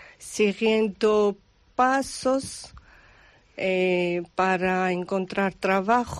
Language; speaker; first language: Spanish; non-native, learner; Georgian